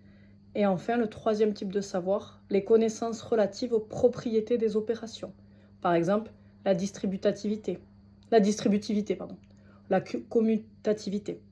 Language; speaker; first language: French; native; French